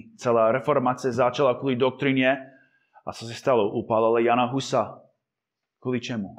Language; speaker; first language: Czech; non-native, fluent; English